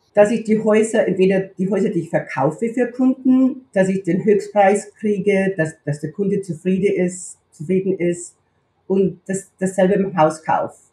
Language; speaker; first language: German; native; German